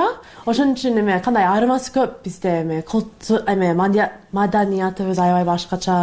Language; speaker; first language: Kyrgyz; non-native, learner; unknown